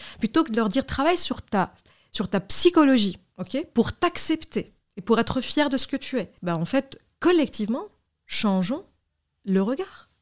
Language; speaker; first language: French; non-native, local second language; Arabic